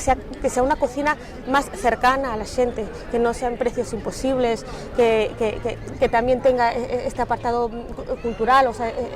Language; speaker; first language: Spanish; native; Spanish